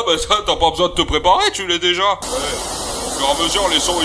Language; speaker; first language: French; native; French